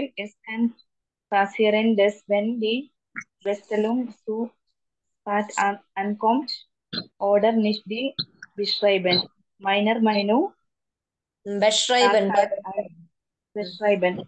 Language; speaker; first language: German; non-native, learner; Malayalam